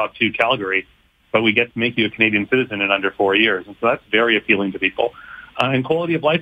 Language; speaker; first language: English; native; English